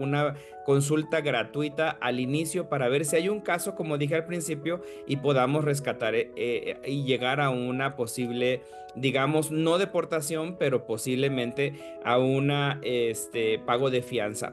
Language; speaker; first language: Spanish; native; Spanish